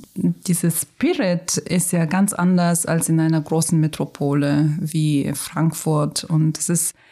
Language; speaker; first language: German; non-native, fluent; Turkish